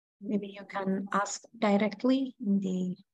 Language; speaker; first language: English; non-native, fluent; Indonesian